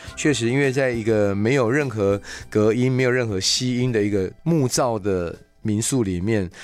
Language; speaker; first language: Chinese; non-native, local second language; Hakka Chinese